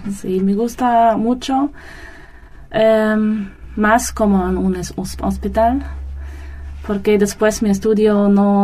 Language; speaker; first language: Spanish; non-native, learner; German